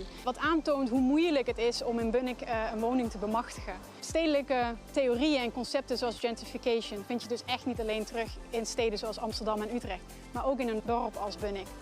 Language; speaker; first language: Dutch; native; Dutch